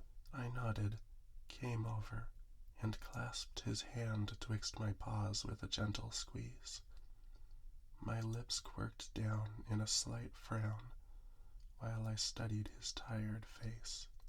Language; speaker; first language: English; native; English